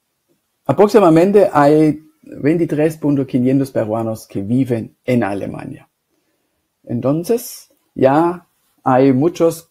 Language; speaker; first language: Spanish; non-native, fluent; German